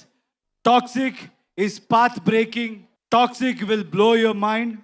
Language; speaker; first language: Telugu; non-native, fluent; Kannada